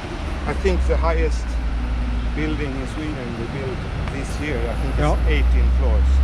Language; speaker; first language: English; non-native, learner; Swedish